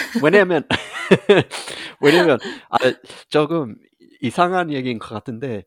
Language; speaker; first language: Korean; non-native, fluent; English